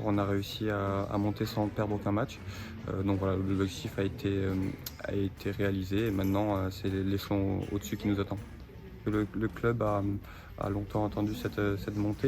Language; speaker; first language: French; native; French